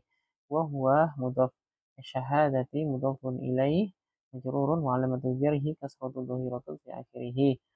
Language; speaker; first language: Arabic; non-native, fluent; Indonesian